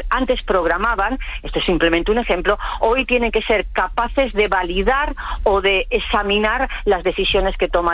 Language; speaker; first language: Spanish; native; Spanish